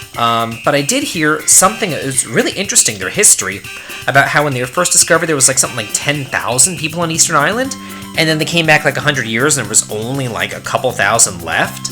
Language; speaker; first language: English; native; English